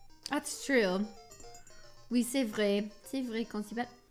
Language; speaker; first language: French; non-native, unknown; English